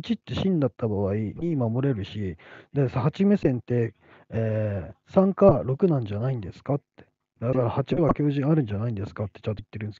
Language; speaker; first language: Japanese; native; Japanese